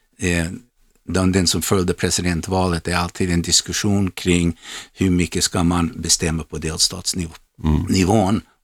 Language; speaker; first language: Swedish; non-native, fluent; English